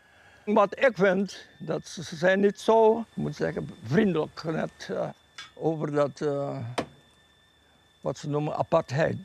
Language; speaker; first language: Dutch; non-native, local second language; Papiamento